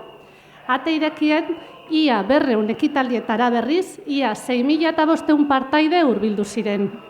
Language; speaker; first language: Basque; native; Basque